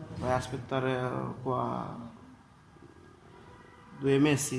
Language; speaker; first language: Italian; non-native, learner; Bangla